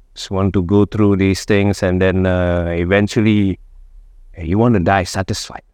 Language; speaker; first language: English; non-native, fluent; Indonesian